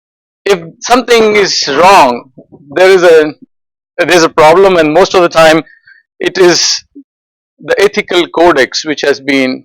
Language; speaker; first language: English; non-native, fluent; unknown